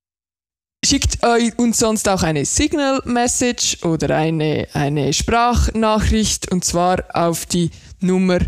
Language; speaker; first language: German; native; German